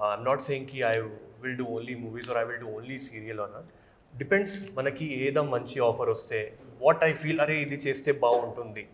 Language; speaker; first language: Telugu; non-native, fluent; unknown